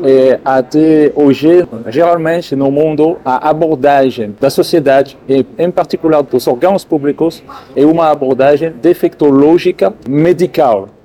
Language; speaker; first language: Portuguese; non-native, fluent; French